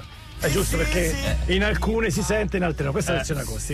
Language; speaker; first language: Italian; native; Italian